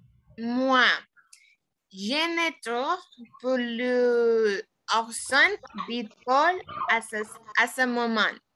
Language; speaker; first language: French; non-native, learner; Spanish